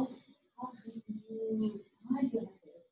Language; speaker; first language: English; non-native, learner; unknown